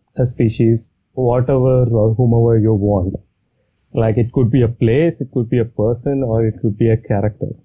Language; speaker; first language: English; non-native, local second language; Tamil